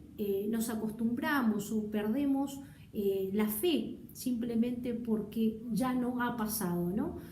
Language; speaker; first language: Spanish; native; Spanish